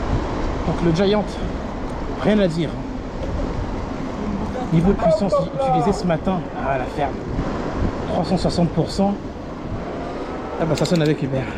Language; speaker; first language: French; native; French